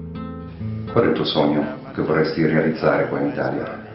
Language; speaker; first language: Italian; native; Italian